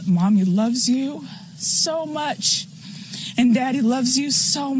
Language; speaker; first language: English; native; English